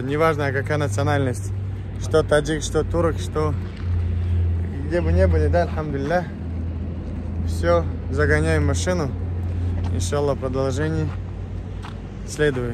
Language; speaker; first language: Russian; non-native, fluent; Tajik